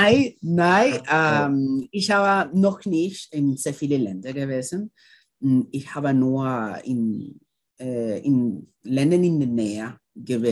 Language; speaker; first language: German; non-native, learner; Spanish